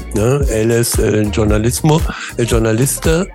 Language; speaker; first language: Spanish; non-native, learner; German